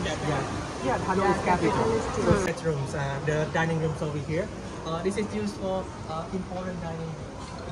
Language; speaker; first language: English; non-native, learner; Vietnamese